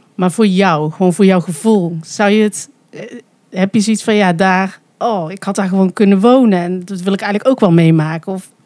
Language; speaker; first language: Dutch; native; Dutch